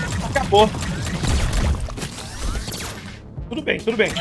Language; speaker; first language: Portuguese; native; Portuguese